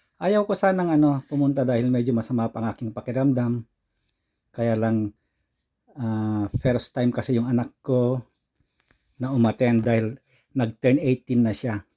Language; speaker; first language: Filipino; native; Filipino